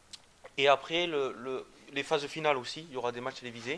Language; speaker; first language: French; native; French